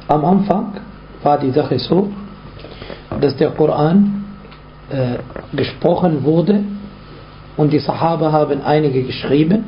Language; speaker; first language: German; non-native, fluent; Arabic